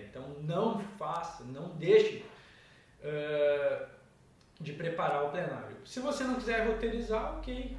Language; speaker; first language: Portuguese; native; Portuguese